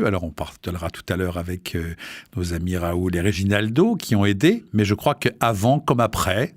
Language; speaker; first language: French; native; French